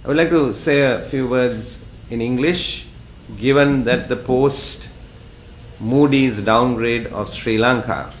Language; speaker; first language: English; non-native, local second language; Sinhala